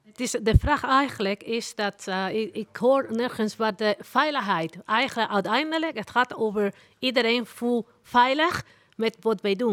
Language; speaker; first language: Dutch; non-native, learner; Spanish